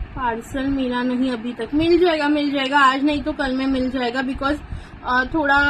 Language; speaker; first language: Hindi; non-native, local second language; Marathi